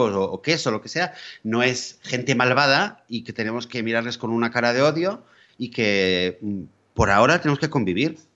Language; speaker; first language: Spanish; native; Spanish